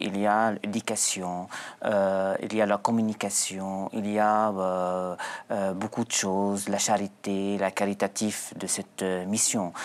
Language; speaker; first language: French; non-native, local second language; Arabic